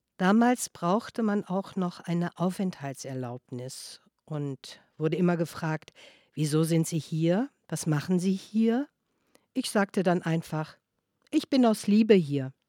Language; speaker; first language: German; non-native, fluent; French